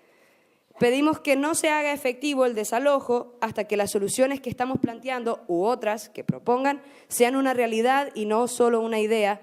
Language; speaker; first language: Spanish; native; Spanish